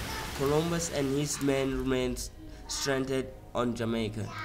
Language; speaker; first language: English; non-native, fluent; Southern Sotho